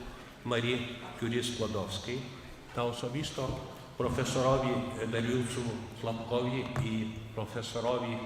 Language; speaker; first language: Ukrainian; non-native, fluent; Lithuanian